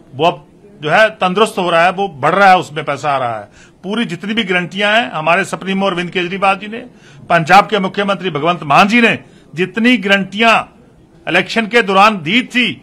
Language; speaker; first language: Hindi; non-native, local second language; Punjabi